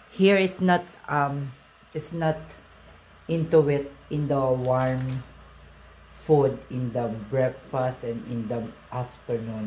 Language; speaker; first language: English; non-native, learner; Filipino